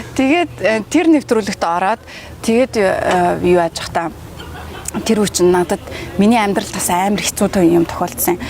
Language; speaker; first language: Mongolian; early bilingual, heritage; Mongolian